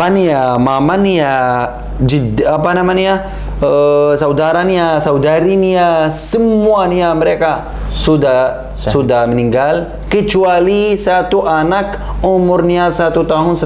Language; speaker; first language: Indonesian; non-native, learner; Arabic